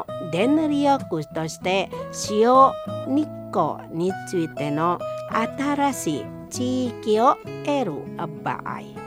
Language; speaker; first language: Japanese; non-native, fluent; Indonesian